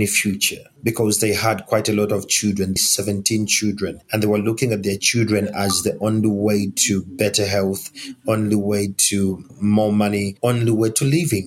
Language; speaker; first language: English; non-native, local second language; Ganda